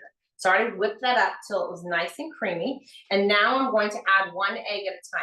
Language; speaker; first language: English; native; English